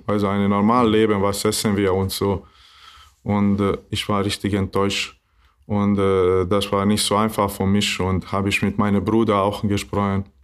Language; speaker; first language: German; non-native, learner; Bosnian